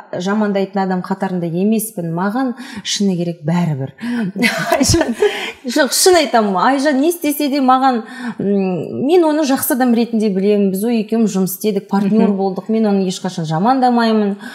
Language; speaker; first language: Kazakh; non-native, local second language; Russian